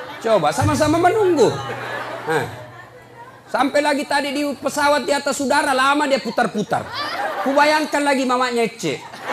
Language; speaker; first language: Indonesian; non-native, local second language; Buginese